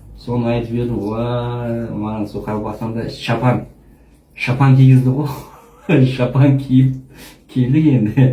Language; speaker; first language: Kazakh; non-native, local second language; Russian